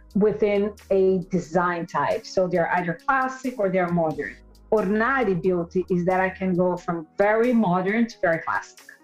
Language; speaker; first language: English; non-native, fluent; Portuguese